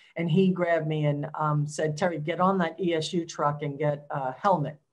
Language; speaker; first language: English; native; English